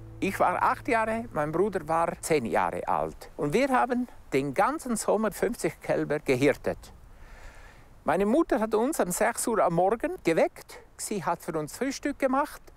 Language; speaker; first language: German; non-native, local second language; Romansh